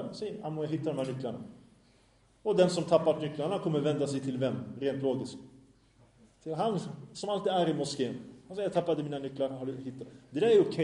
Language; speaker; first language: Swedish; early bilingual, other home language; Arabic